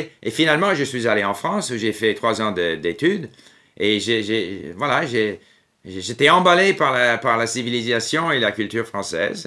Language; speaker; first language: French; non-native, fluent; English